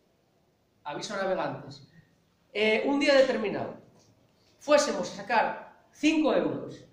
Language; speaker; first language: Spanish; native; Spanish